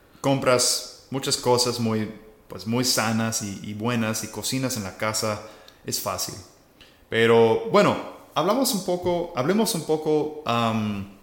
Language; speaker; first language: Spanish; non-native, fluent; English